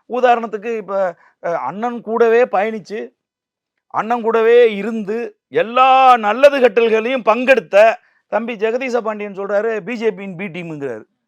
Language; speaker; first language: Tamil; native; Tamil